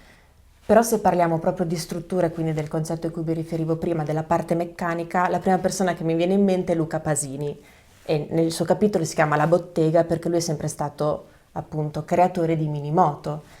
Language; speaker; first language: Italian; native; Italian